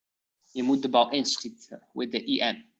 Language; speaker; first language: Dutch; non-native, fluent; Polish